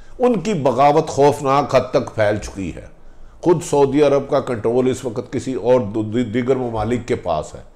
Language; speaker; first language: Urdu; non-native, local second language; Punjabi